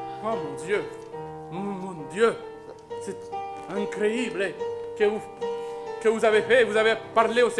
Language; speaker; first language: French; native; French